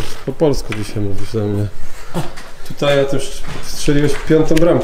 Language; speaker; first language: Polish; native; Polish